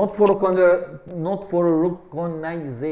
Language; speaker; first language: English; non-native, fluent; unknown